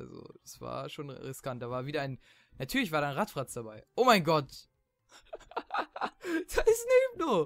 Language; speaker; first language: German; native; German